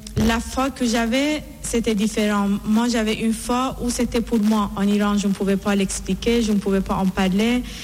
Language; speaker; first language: French; non-native, fluent; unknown